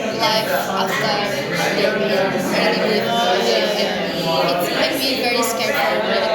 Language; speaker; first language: English; non-native, learner; Indonesian